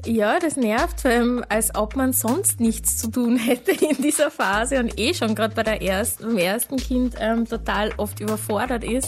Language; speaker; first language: German; native; German